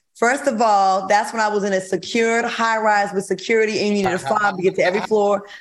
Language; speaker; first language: English; native; English